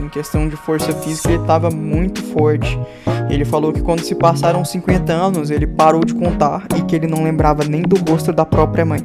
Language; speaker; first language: Portuguese; native; Portuguese